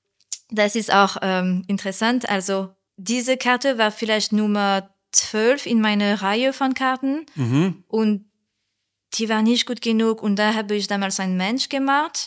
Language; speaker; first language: German; non-native, learner; French